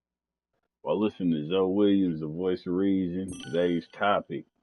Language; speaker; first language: English; native; English